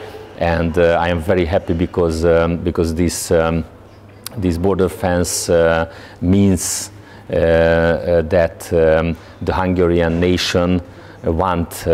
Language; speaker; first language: English; non-native, learner; Hungarian